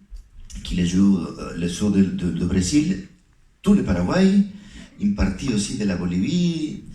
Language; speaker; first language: French; non-native, fluent; Spanish